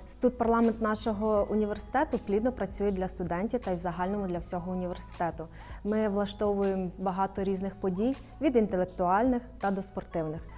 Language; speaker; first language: Ukrainian; native; Ukrainian